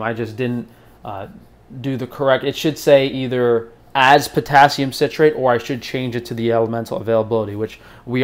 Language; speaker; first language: English; native; English